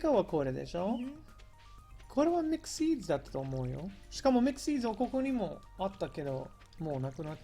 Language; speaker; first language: Japanese; non-native, fluent; English